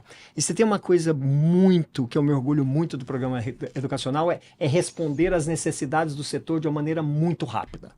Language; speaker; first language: Portuguese; native; Portuguese